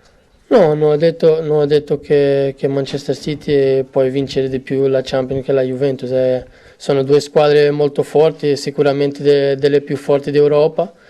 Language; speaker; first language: Italian; non-native, fluent; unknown